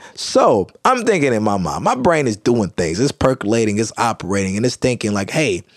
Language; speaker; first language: English; native; English